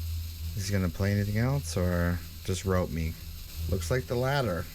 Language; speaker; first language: English; native; English